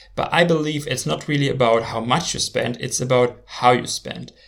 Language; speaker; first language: English; non-native, fluent; German